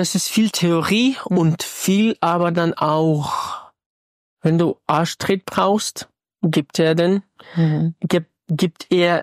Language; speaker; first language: German; non-native, fluent; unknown